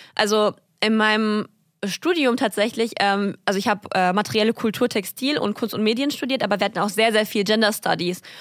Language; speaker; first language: German; early bilingual, other home language; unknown